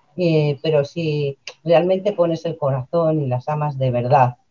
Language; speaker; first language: Spanish; native; Spanish